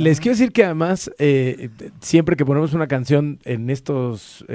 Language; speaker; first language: Spanish; native; Spanish